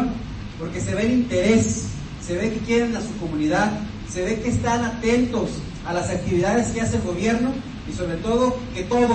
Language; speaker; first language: Spanish; native; Spanish